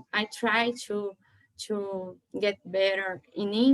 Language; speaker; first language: English; non-native, learner; Portuguese